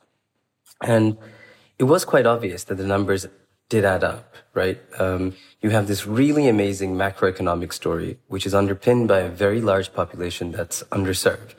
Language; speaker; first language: English; non-native, local second language; Bangla